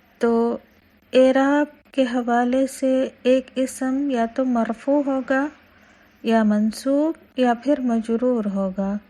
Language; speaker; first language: Urdu; native; Urdu